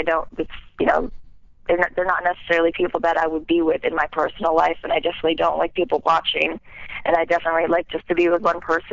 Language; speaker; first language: English; native; English